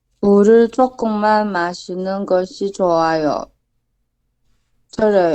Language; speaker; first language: Korean; non-native, learner; Chinese